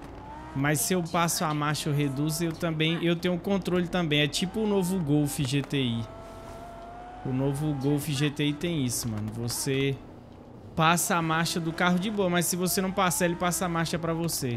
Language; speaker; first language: Portuguese; native; Portuguese